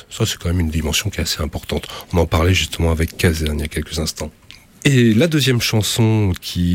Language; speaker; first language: French; native; French